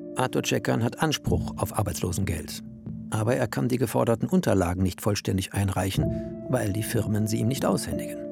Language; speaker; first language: German; native; German